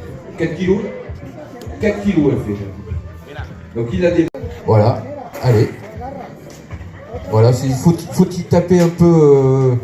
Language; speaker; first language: French; native; French